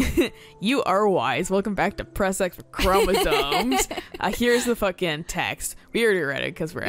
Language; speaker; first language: English; native; English